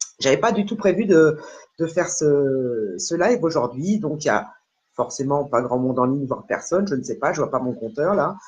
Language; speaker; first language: French; native; French